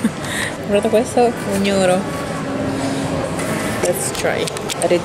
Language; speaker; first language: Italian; early bilingual, other home language; Filipino